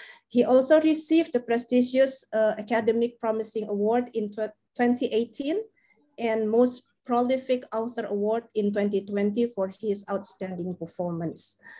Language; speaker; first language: English; non-native, fluent; Indonesian